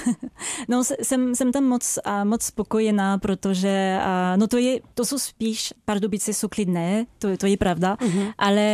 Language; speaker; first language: Czech; non-native, fluent; French